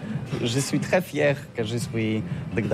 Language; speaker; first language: French; non-native, learner; Polish